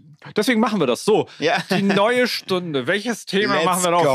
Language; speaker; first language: German; native; German